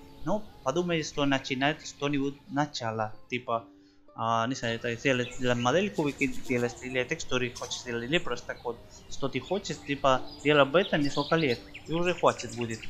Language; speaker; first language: Russian; non-native, learner; Spanish